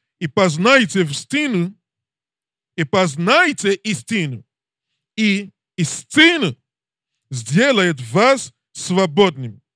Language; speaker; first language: Russian; non-native, learner; English